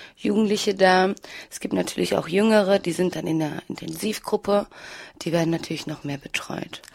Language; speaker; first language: German; early bilingual, other home language; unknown